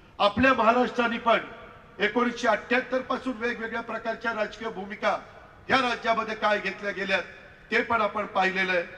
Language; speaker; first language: Marathi; native; Marathi